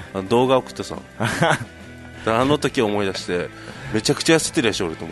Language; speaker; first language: Japanese; native; Japanese